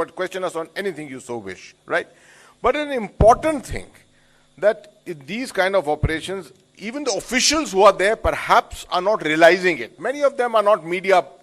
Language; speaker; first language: English; non-native, local second language; Hindi